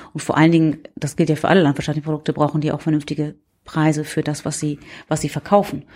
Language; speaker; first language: German; native; German